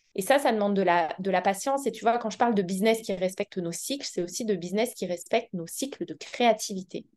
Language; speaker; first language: French; native; French